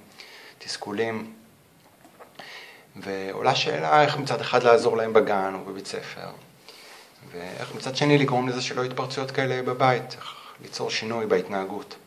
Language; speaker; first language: Hebrew; native; Hebrew